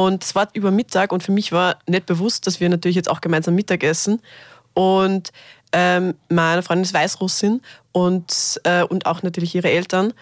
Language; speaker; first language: German; native; German